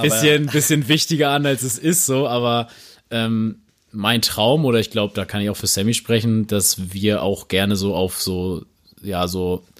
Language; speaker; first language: German; native; German